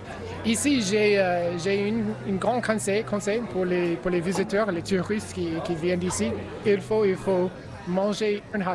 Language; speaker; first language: French; non-native, learner; English